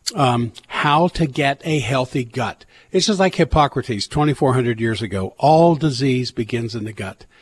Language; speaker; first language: English; native; English